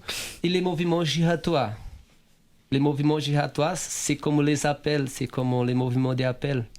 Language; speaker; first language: French; non-native, fluent; Portuguese